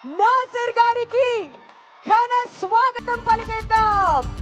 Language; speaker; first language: Telugu; native; Telugu